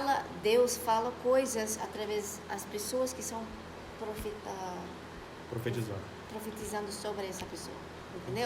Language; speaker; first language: Portuguese; non-native, fluent; Spanish